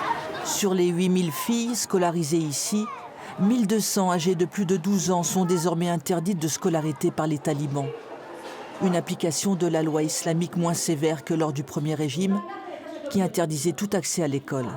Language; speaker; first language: French; native; French